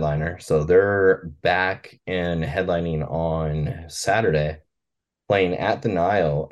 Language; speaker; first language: English; native; English